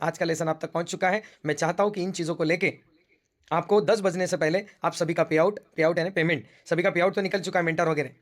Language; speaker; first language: Hindi; non-native, local second language; Marathi